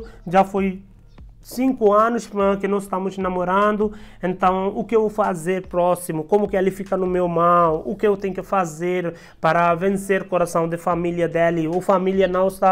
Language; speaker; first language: Portuguese; non-native, learner; Hindi